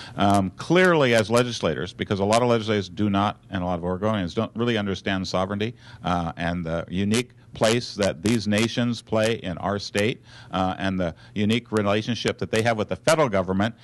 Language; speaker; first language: English; native; English